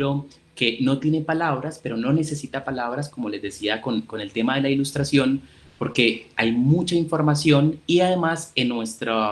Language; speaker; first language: Spanish; native; Spanish